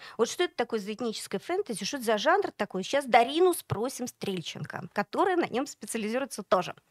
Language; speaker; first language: Russian; native; Russian